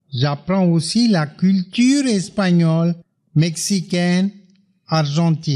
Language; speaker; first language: French; non-native, fluent; Tamil